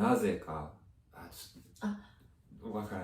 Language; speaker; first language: Japanese; non-native, fluent; English